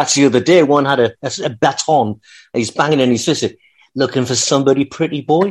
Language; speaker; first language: English; native; English